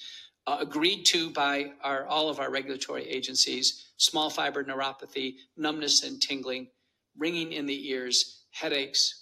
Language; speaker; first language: English; native; English